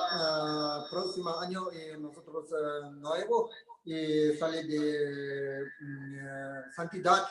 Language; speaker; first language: Spanish; non-native, learner; Tibetan